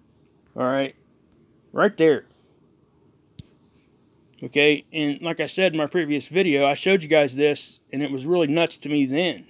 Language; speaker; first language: English; native; English